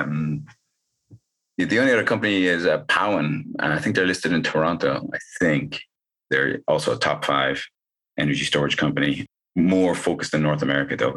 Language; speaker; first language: English; native; English